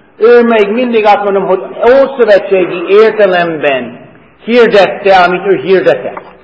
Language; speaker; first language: Hungarian; non-native, fluent; English